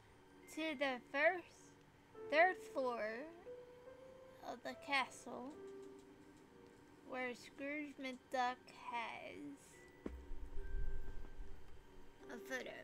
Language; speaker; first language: English; native; English